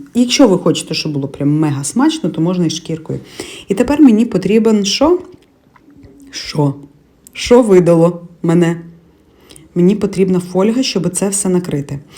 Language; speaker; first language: Ukrainian; native; Ukrainian